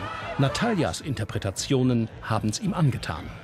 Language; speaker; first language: German; native; German